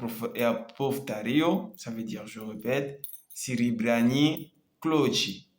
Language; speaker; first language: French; non-native, local second language; Comorian